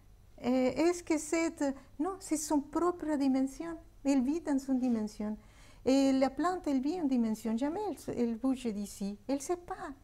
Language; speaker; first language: French; non-native, fluent; Spanish